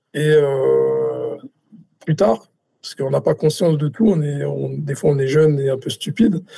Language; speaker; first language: French; native; French